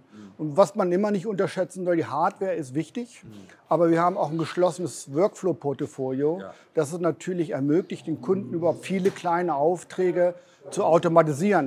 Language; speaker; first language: German; native; German